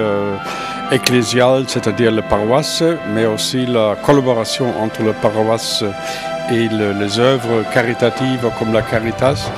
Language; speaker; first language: French; non-native, fluent; German